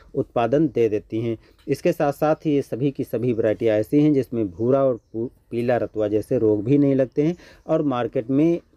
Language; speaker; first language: Hindi; native; Hindi